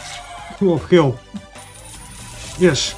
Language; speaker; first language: Dutch; native; Dutch